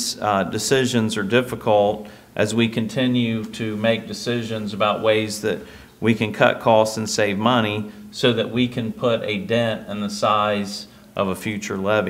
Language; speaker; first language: English; native; English